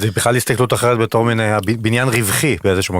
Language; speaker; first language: Hebrew; native; Hebrew